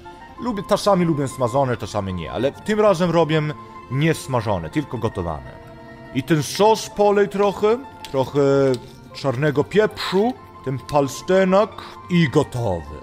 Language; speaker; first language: Polish; early bilingual, heritage; Polish